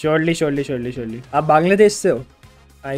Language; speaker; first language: Hindi; native; Hindi